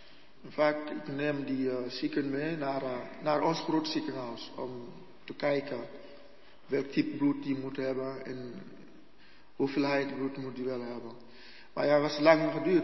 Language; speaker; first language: Dutch; non-native, learner; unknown